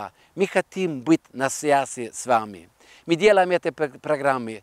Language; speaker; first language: Russian; non-native, fluent; Norwegian